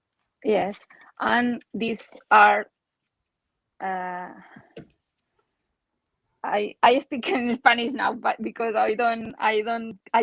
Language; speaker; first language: English; non-native, learner; Spanish